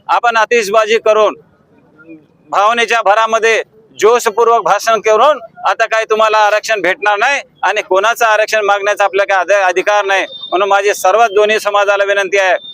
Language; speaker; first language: Marathi; non-native, local second language; Lambadi